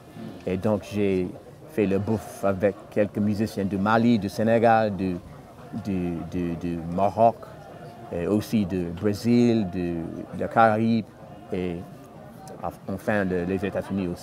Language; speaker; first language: French; non-native, fluent; English